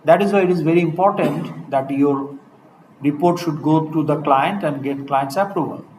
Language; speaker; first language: English; non-native, local second language; Bangla